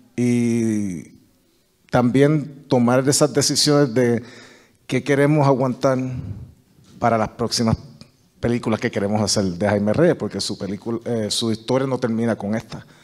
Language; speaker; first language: Spanish; native; Spanish